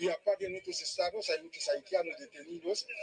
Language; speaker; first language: Spanish; non-native, fluent; Haitian Creole